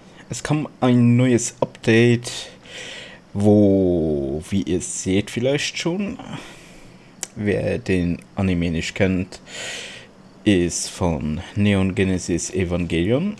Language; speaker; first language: German; non-native, local second language; Luxembourgish